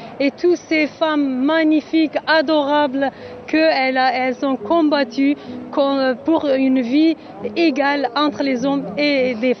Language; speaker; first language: French; non-native, learner; Kurdish